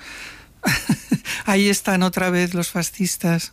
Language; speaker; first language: Spanish; non-native, local second language; Catalan